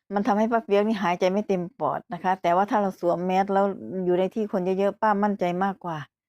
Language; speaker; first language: Thai; native; Thai